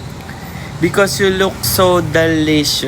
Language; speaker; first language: English; non-native, local second language; Filipino